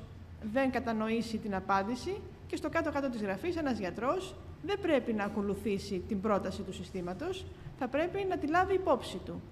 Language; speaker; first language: Greek; native; Greek